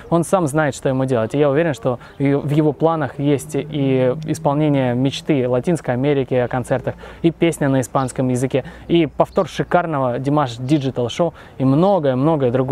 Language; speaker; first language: Russian; native; Russian